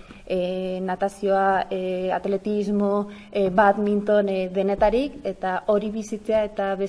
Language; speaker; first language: Basque; non-native, local second language; Spanish